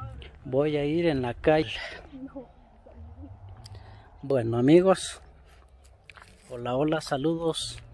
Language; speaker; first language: Spanish; native; Spanish